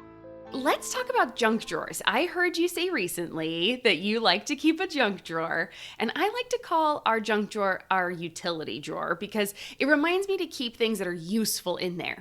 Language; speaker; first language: English; native; English